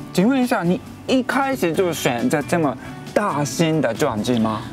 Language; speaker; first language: Chinese; non-native, fluent; Japanese